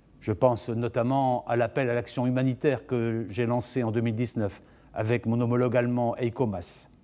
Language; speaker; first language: French; native; French